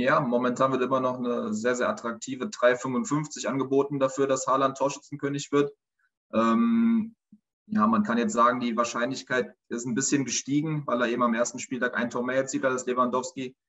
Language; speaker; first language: German; native; German